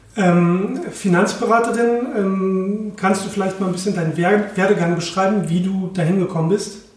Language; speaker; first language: German; native; German